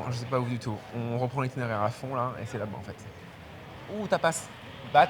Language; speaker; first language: French; native; French